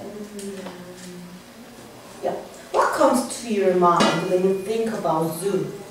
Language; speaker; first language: English; non-native, learner; Korean